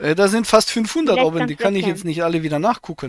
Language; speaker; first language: German; native; German